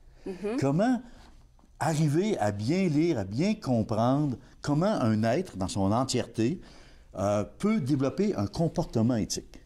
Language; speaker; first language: French; native; French